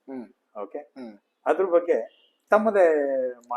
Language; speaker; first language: Kannada; native; Kannada